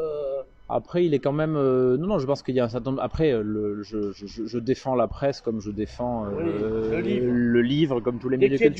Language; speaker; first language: French; native; French